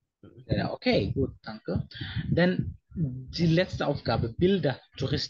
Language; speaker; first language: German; non-native, fluent; Indonesian